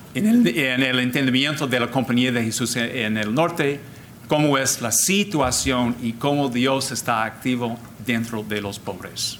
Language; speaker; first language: Spanish; non-native, fluent; English